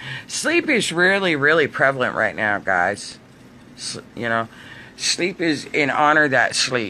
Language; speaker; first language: English; native; English